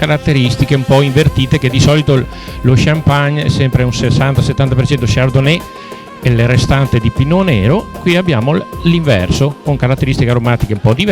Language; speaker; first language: Italian; native; Italian